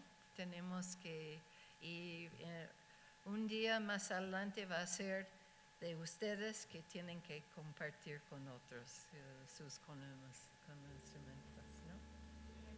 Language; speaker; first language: Spanish; non-native, fluent; English